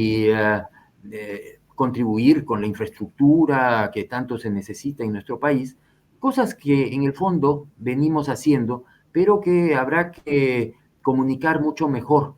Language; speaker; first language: Spanish; native; Spanish